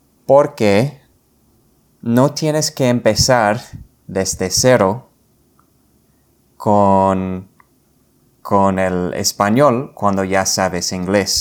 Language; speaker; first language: Spanish; non-native, fluent; English